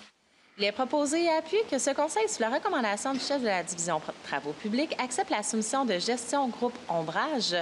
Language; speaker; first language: French; native; French